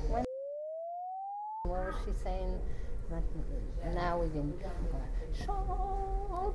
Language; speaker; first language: English; native; English